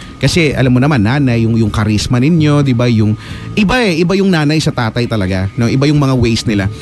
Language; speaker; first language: Filipino; native; Filipino